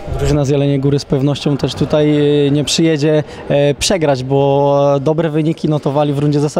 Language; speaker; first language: Polish; native; Polish